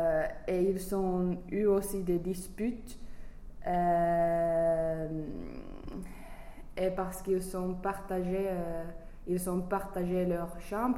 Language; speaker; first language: French; non-native, fluent; English